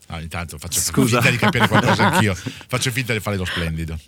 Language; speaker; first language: Italian; native; Italian